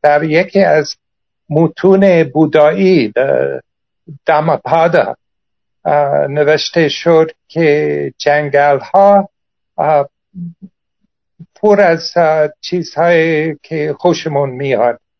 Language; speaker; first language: Persian; non-native, fluent; English